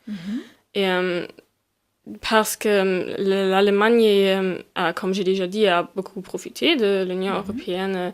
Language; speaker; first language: French; non-native, fluent; German